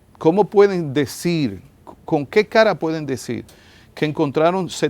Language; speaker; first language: Spanish; native; Spanish